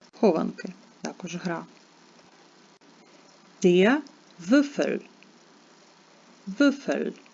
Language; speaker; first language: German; non-native, fluent; Ukrainian